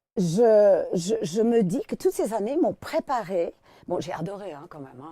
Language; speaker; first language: French; non-native, fluent; English